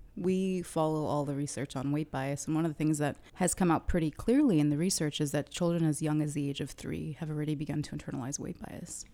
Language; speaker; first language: English; early bilingual, other home language; Arabic